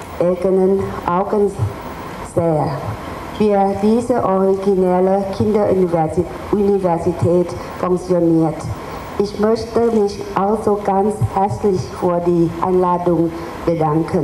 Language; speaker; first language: German; non-native, fluent; Thai